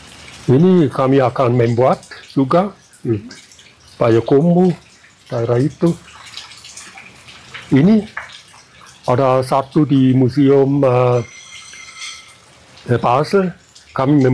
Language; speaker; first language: Indonesian; non-native, fluent; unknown